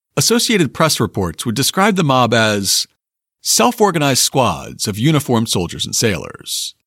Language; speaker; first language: English; native; English